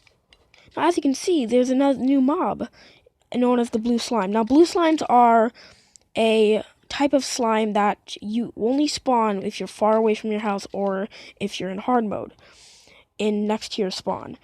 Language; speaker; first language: English; native; English